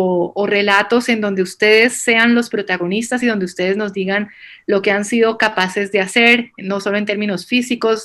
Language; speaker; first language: Spanish; native; Spanish